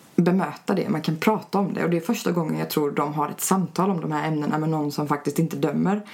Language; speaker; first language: Swedish; early bilingual, other home language; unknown